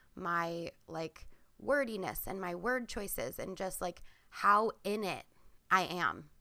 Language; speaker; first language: English; native; English